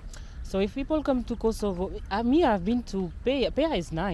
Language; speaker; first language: English; non-native, learner; French